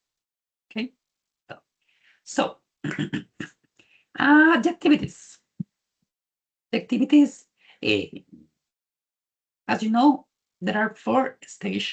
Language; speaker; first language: English; non-native, learner; Spanish